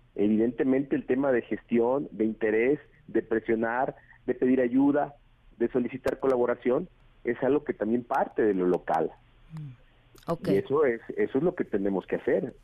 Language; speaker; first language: Spanish; native; Spanish